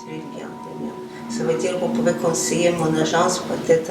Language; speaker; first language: French; non-native, learner; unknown